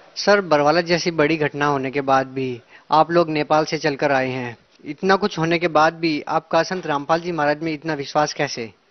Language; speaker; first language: Hindi; native; Hindi